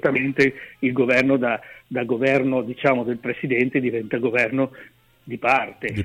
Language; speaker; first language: Italian; native; Italian